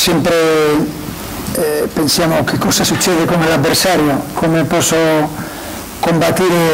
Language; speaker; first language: Italian; non-native, learner; Spanish